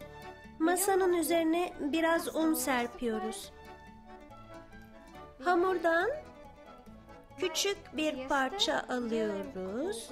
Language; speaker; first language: Turkish; early bilingual, heritage; Turkish